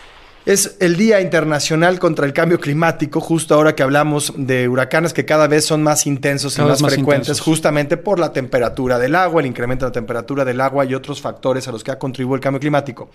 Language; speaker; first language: Spanish; native; Spanish